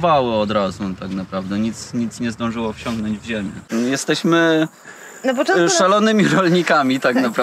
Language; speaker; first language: Polish; native; Polish